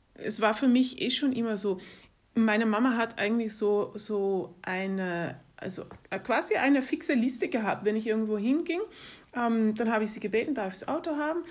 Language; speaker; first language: German; non-native, fluent; Dutch